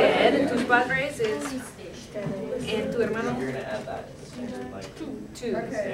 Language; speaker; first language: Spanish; non-native, fluent; English